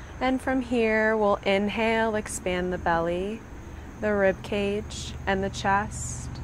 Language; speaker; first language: English; native; English